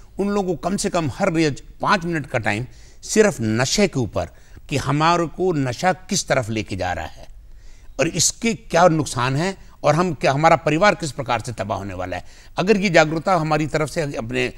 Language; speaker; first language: Hindi; native; Hindi